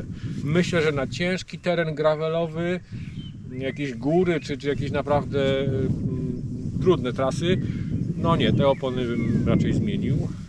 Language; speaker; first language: Polish; native; Polish